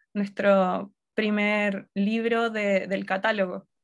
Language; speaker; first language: Spanish; native; Spanish